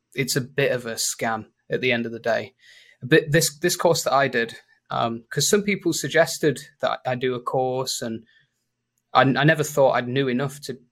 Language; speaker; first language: English; native; English